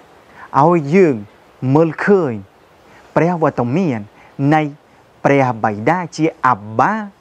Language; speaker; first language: Khmer; non-native, fluent; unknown